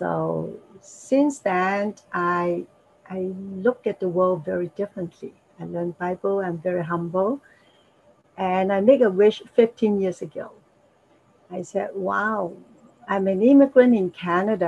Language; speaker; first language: English; non-native, local second language; Cantonese